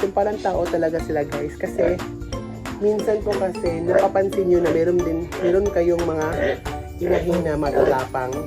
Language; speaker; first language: Filipino; non-native, local second language; Cebuano